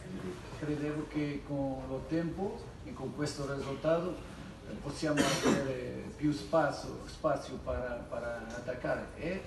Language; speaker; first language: Italian; non-native, learner; Portuguese